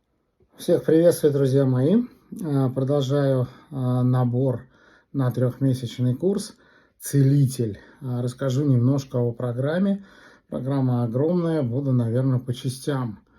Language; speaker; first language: Russian; native; Russian